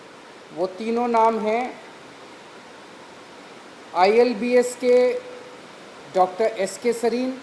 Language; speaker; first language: Hindi; native; Hindi